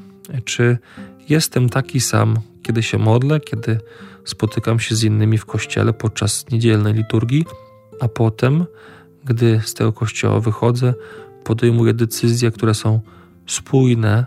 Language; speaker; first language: Polish; native; Polish